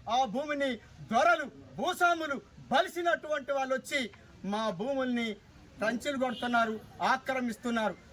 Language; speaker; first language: Telugu; native; Telugu